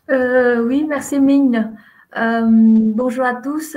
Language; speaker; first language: French; non-native, fluent; Vietnamese